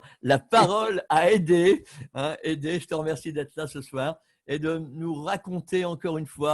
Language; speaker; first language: French; native; French